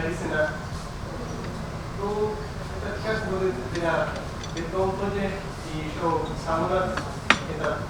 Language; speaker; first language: Russian; non-native, learner; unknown